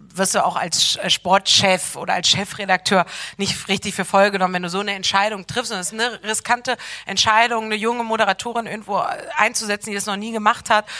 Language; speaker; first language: German; native; German